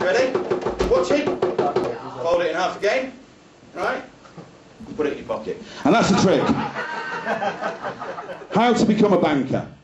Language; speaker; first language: English; native; English